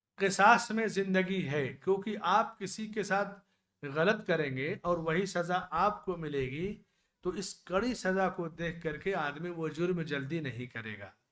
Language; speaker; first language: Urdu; native; Urdu